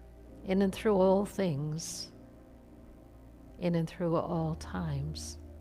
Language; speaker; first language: English; native; English